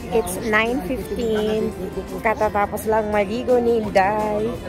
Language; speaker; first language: English; non-native, local second language; Filipino